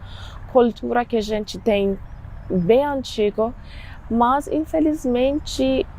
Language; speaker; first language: Portuguese; non-native, fluent; Persian